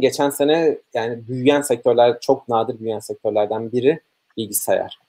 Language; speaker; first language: Turkish; native; Turkish